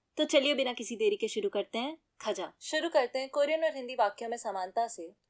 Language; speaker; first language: Hindi; native; Hindi